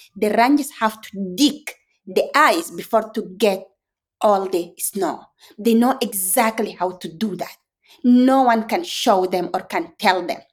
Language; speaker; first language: English; non-native, fluent; Fula